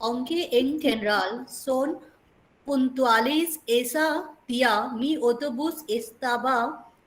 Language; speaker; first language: Spanish; non-native, learner; Hindi